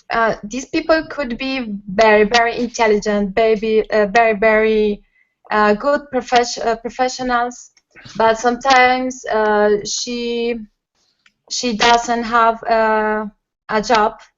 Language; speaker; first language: English; non-native, learner; Spanish